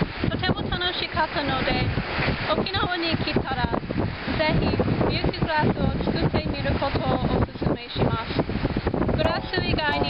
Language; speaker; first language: Japanese; non-native, learner; English